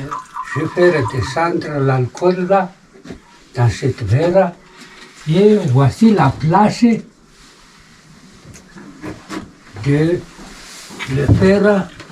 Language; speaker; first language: French; non-native, learner; Malagasy